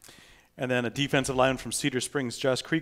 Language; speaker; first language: English; native; English